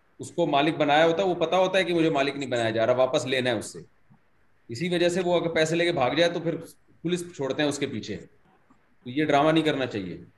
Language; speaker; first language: Urdu; native; Urdu